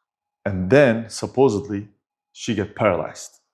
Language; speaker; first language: English; non-native, fluent; Turkish